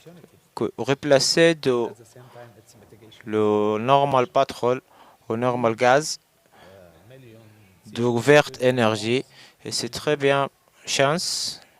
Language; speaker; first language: French; non-native, learner; Arabic